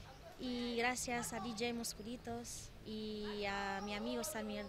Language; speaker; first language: Spanish; non-native, fluent; Arabic